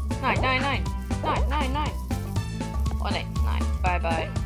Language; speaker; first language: German; native; German